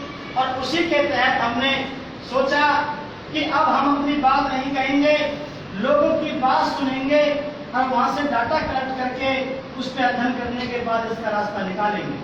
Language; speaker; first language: Hindi; native; Hindi